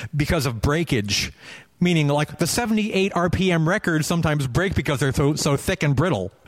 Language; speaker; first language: English; native; English